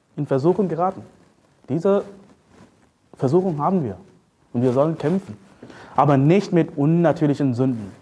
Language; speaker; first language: German; non-native, fluent; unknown